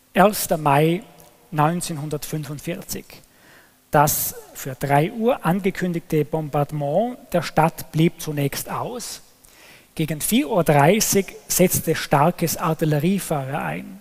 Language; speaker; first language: German; native; German